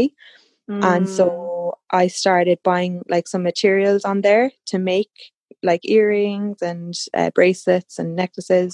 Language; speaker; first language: English; native; English